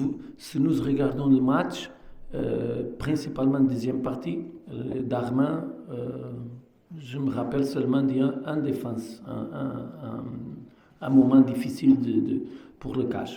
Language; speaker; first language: French; non-native, fluent; Portuguese